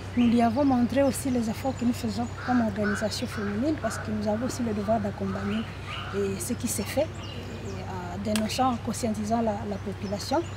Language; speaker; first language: French; non-native, local second language; Nande